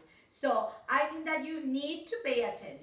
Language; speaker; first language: English; non-native, fluent; Spanish